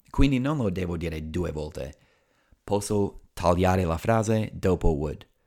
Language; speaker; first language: Italian; non-native, fluent; English